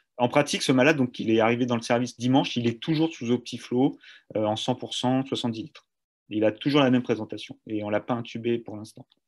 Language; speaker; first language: French; native; French